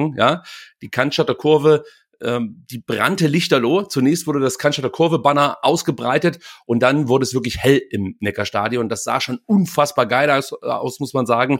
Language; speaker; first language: German; native; German